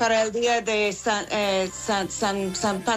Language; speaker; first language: Spanish; non-native, learner; English